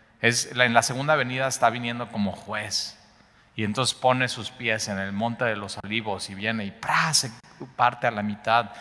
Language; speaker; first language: Spanish; native; Spanish